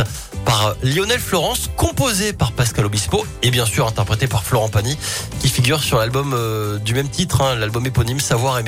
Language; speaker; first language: French; native; French